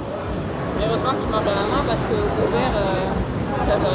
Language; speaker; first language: French; native; French